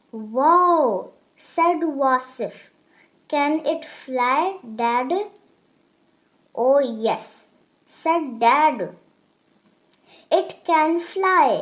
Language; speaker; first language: English; non-native, local second language; Urdu